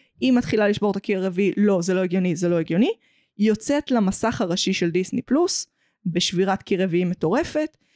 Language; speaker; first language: Hebrew; native; Hebrew